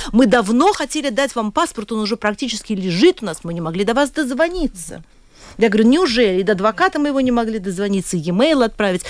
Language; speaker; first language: Russian; native; Russian